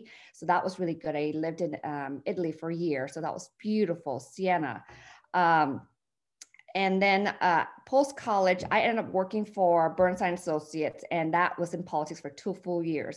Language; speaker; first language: English; early bilingual, other home language; Vietnamese